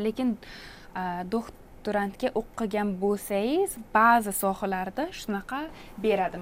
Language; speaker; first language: Uzbek; non-native, fluent; English